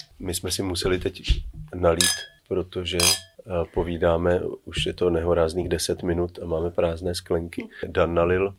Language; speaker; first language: Czech; native; Czech